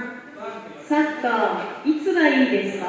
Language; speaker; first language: Japanese; non-native, learner; Indonesian